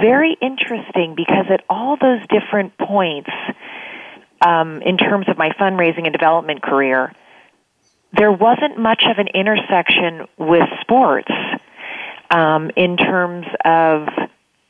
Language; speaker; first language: English; native; English